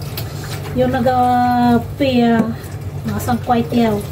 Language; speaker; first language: Chinese; non-native, learner; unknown